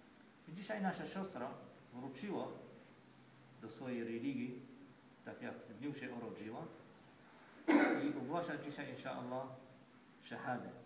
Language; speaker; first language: Polish; non-native, fluent; Arabic